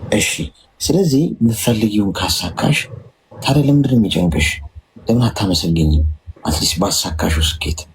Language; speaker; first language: Amharic; native; Amharic